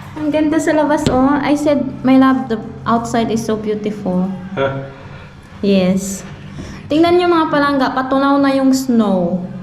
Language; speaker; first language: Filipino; non-native, local second language; Hiligaynon